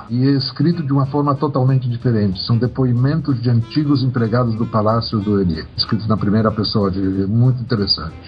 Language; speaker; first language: Portuguese; early bilingual, other home language; Polish